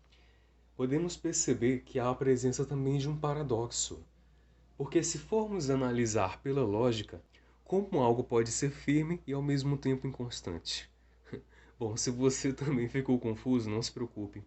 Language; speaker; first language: Portuguese; native; Portuguese